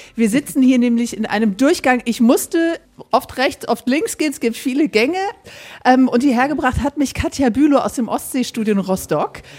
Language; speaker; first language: German; native; German